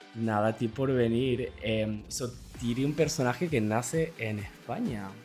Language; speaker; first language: Spanish; native; Spanish